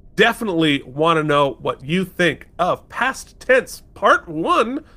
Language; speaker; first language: English; native; English